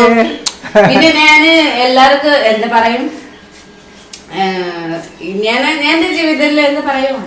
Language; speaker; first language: Malayalam; non-native, learner; Nepali